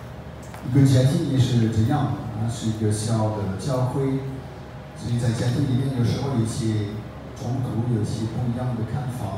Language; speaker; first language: Chinese; non-native, fluent; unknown